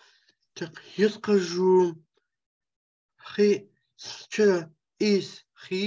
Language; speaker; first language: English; non-native, learner; Ukrainian